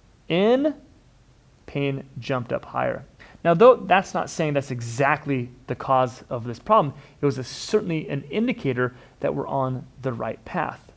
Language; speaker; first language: English; native; English